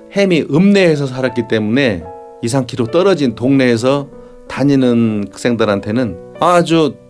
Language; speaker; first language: Korean; native; Korean